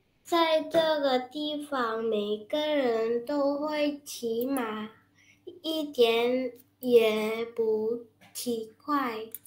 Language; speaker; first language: Chinese; non-native, learner; Indonesian